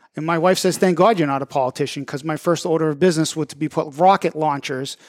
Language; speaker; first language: English; early bilingual, other home language; Italian